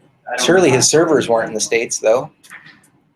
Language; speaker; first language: English; native; English